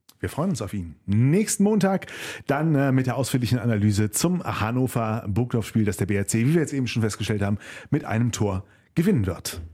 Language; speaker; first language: German; native; German